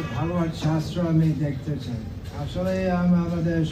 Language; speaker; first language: Bangla; non-native, fluent; English